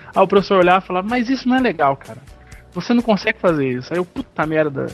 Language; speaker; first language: Portuguese; native; Portuguese